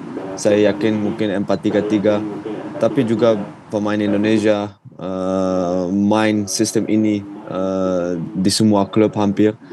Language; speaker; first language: Indonesian; non-native, fluent; Dutch